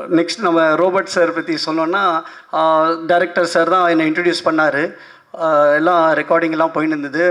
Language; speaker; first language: Tamil; non-native, local second language; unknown